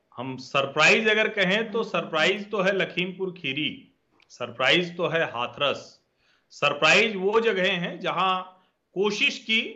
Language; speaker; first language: Hindi; native; Hindi